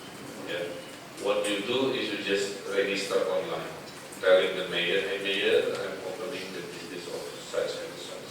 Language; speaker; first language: English; non-native, fluent; Indonesian